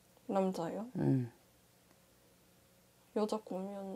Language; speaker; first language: Korean; native; Korean